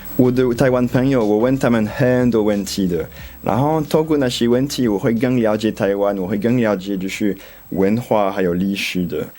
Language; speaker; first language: Chinese; non-native, fluent; French